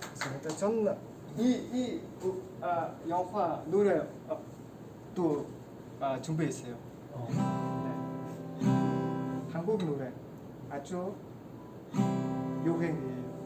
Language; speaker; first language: Korean; non-native, learner; Mongolian